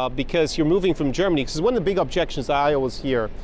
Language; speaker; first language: English; native; English